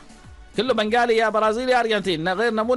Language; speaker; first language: Arabic; native; Arabic